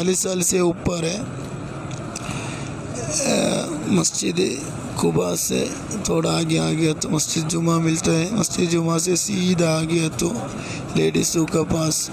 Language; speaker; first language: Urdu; non-native, fluent; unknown